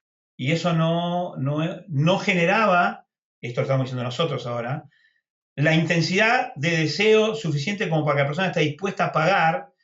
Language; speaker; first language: Spanish; native; Spanish